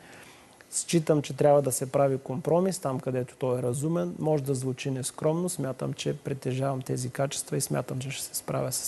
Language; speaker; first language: Bulgarian; native; Bulgarian